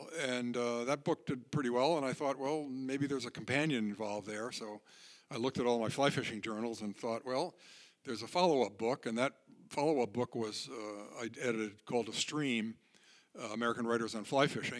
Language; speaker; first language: English; native; English